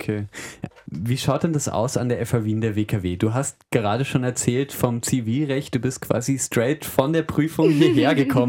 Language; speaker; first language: German; native; German